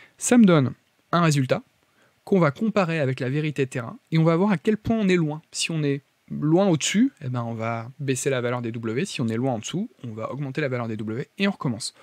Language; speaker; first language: French; native; French